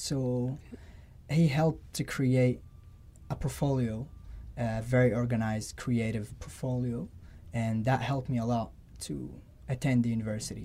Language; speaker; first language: English; non-native, fluent; Arabic